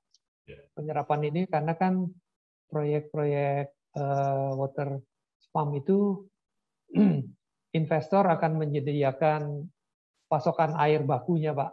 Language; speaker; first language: Indonesian; native; Indonesian